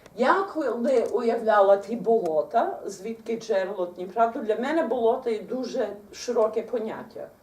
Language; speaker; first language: Ukrainian; early bilingual, heritage; Ukrainian